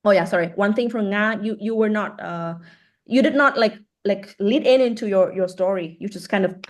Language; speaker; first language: English; non-native, fluent; Vietnamese